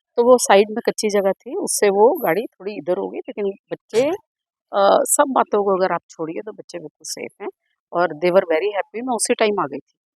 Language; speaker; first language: Hindi; non-native, local second language; Punjabi